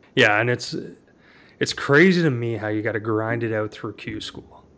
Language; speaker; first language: English; native; English